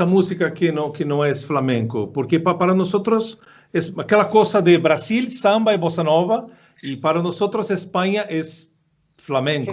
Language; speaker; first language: Spanish; non-native, fluent; Portuguese